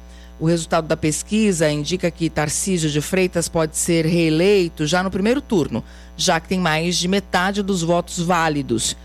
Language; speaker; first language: Portuguese; native; Portuguese